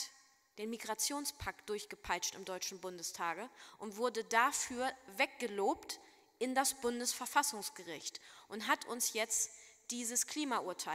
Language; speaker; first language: German; native; German